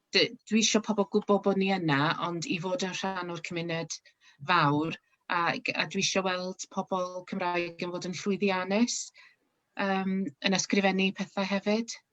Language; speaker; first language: Welsh; non-native, local second language; English